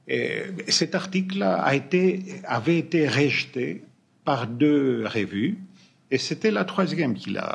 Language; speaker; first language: French; non-native, fluent; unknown